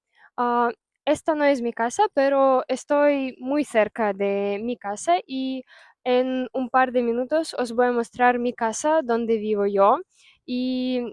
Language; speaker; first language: Spanish; non-native, fluent; Russian